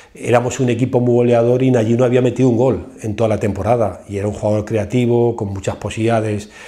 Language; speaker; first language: Spanish; native; Spanish